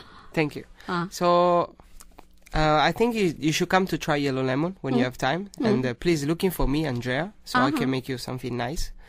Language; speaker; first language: English; non-native, learner; Italian